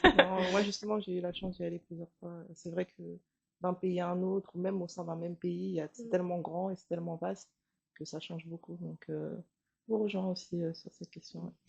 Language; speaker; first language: French; early bilingual, other home language; Lingala